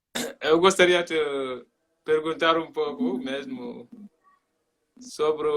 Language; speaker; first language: Portuguese; non-native, learner; Mandingo